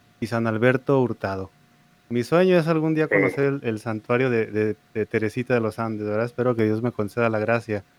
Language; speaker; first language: Spanish; native; Spanish